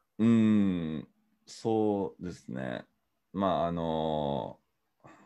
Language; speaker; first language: Japanese; non-native, fluent; English